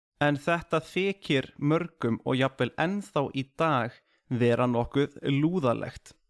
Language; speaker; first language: Icelandic; native; Icelandic